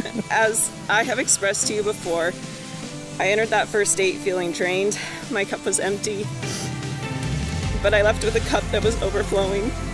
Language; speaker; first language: English; native; English